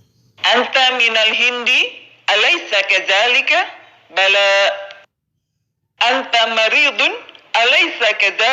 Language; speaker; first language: Arabic; non-native, fluent; Indonesian